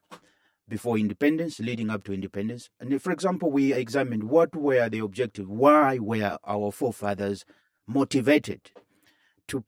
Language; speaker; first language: English; non-native, local second language; Bemba